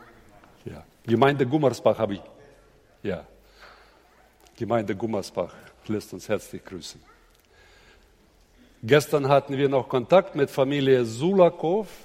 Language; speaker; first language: German; native; German